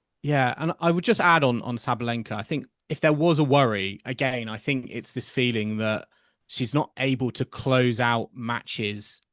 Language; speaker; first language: English; native; English